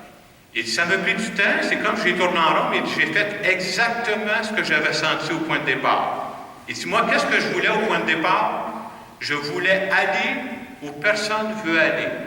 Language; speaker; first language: French; native; French